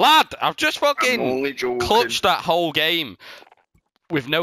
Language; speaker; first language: English; native; English